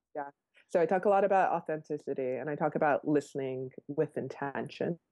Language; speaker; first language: English; native; English